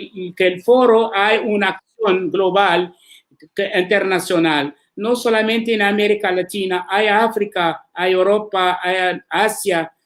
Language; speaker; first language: Spanish; non-native, learner; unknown